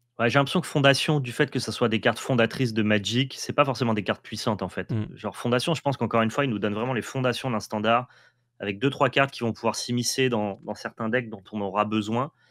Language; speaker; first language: French; native; French